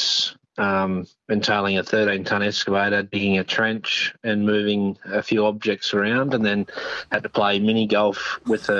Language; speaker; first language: English; native; English